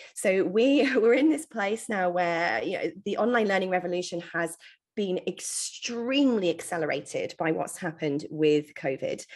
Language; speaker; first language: English; native; English